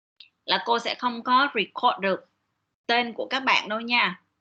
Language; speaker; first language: Vietnamese; native; Vietnamese